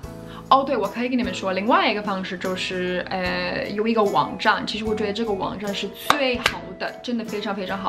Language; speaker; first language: Chinese; non-native, fluent; English